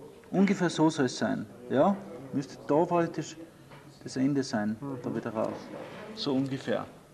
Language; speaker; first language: German; native; German